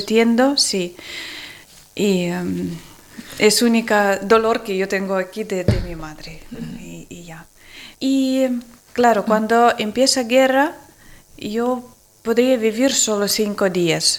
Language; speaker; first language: Spanish; non-native, learner; Ukrainian